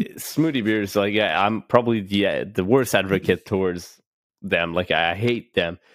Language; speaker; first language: English; native; English